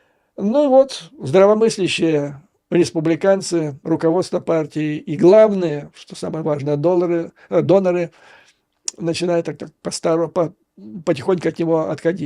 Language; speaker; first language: Russian; native; Russian